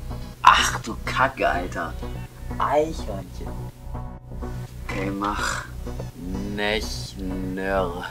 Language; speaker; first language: German; native; German